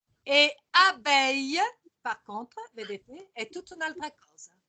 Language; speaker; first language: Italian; non-native, fluent; French